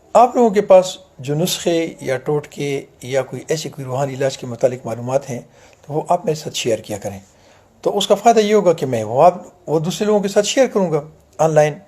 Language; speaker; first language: Urdu; non-native, local second language; Punjabi